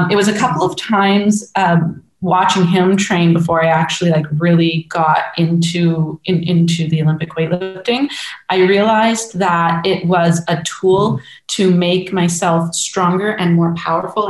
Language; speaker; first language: English; native; English